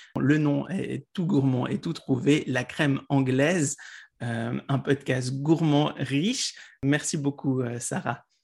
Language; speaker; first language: French; native; French